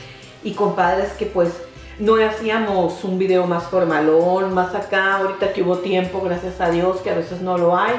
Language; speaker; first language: Spanish; native; Spanish